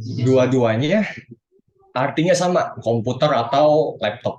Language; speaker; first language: Indonesian; native; Indonesian